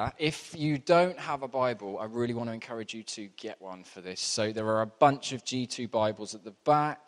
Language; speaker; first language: English; native; English